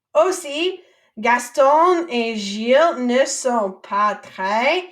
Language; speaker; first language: French; non-native, fluent; English